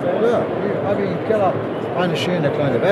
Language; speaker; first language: German; non-native, learner; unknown